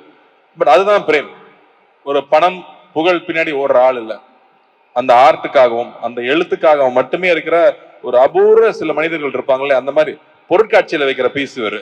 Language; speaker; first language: Tamil; native; Tamil